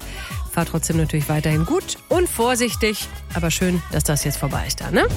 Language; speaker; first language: German; native; German